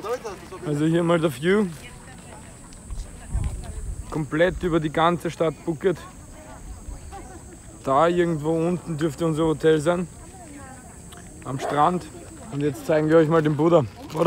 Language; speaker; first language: German; native; German